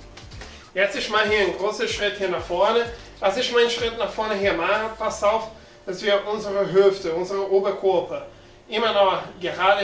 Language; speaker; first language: German; non-native, learner; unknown